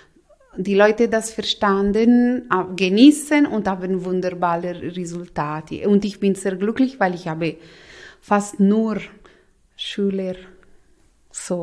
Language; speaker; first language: German; non-native, local second language; Italian